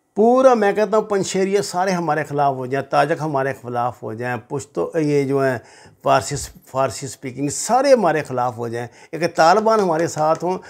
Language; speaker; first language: Urdu; native; Urdu